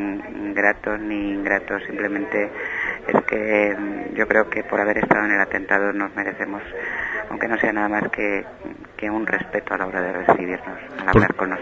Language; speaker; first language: Spanish; native; Spanish